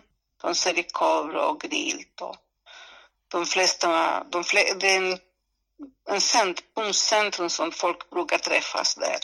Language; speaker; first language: Swedish; non-native, fluent; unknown